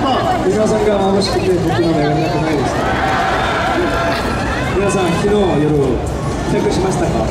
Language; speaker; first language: Japanese; non-native, learner; Korean